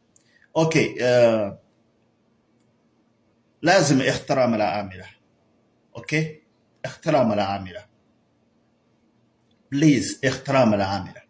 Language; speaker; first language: Arabic; non-native, learner; Ganda